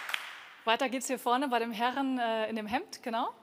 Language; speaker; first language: German; native; German